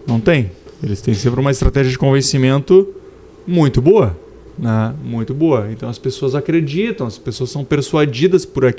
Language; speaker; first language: Portuguese; native; Portuguese